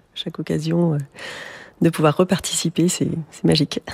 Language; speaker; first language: French; native; French